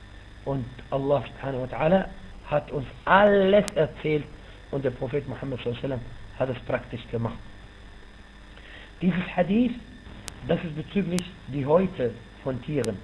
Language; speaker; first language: German; non-native, fluent; Arabic